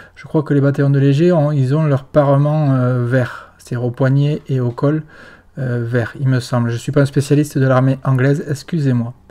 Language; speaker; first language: French; native; French